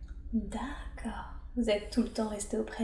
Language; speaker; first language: French; native; French